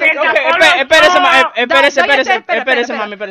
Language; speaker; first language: Spanish; early bilingual, heritage; Spanish